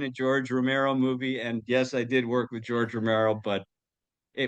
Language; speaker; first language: English; native; English